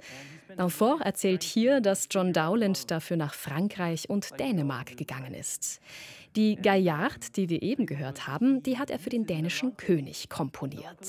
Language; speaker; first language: German; native; German